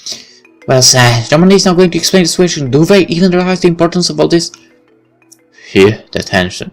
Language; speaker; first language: English; non-native, fluent; Polish